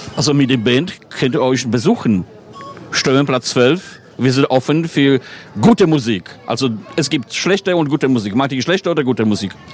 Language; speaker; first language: German; non-native, fluent; Polish